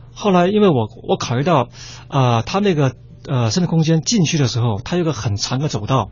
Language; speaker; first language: Chinese; native; Chinese